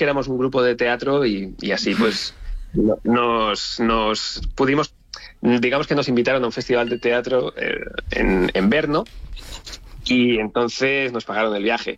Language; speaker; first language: Spanish; native; Spanish